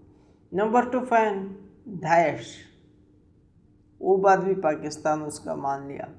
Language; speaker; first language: Hindi; non-native, local second language; Pashto